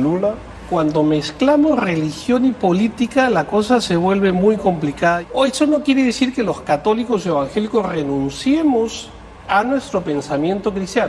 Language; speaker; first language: Spanish; native; Spanish